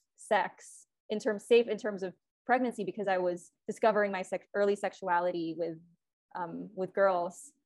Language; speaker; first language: English; non-native, local second language; Filipino